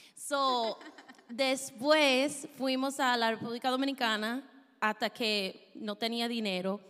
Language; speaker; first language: Spanish; non-native, fluent; English